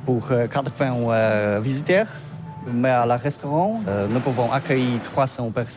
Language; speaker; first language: French; non-native, learner; Polish